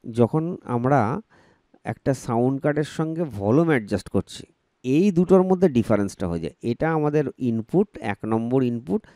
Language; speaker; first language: Bangla; native; Bangla